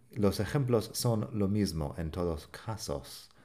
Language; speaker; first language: Spanish; non-native, fluent; English